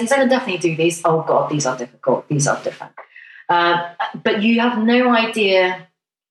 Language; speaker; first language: English; non-native, local second language; Cantonese